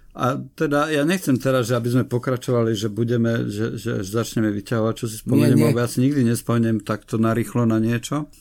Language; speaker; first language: Slovak; native; Slovak